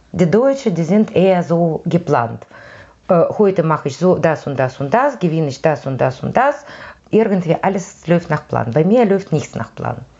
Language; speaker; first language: German; non-native, fluent; Russian